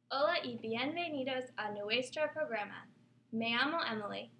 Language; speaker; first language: Spanish; non-native, learner; English